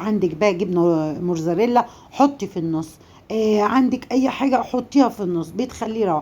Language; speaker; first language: Arabic; native; Arabic